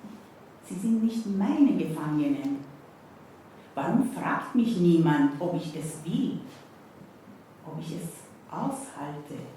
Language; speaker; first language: German; non-native, fluent; Persian